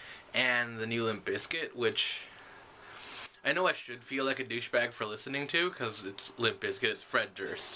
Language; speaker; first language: English; native; English